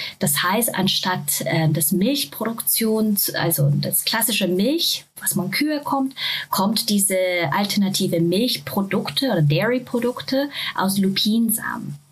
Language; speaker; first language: German; non-native, fluent; Japanese